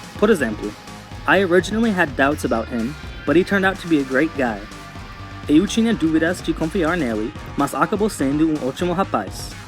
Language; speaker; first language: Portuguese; non-native, fluent; English